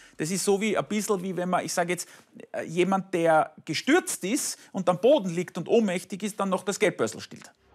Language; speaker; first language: German; native; German